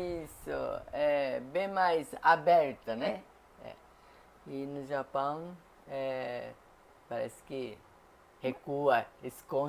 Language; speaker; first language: Portuguese; non-native, fluent; Japanese